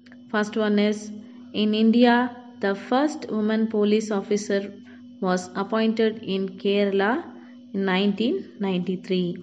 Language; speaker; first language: English; non-native, local second language; Tamil